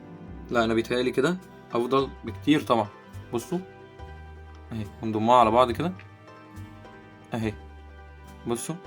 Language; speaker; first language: Arabic; native; Arabic